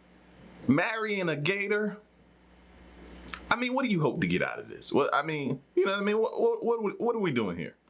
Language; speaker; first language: English; native; English